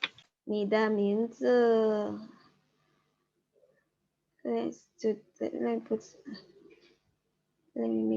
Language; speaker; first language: Chinese; non-native, fluent; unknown